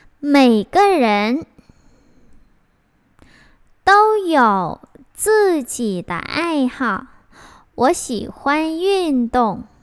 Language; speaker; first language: Chinese; non-native, fluent; Vietnamese